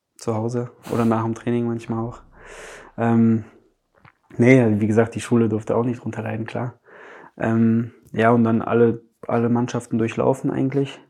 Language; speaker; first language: German; early bilingual, other home language; Polish